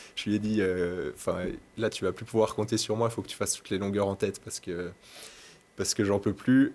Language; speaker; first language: French; native; French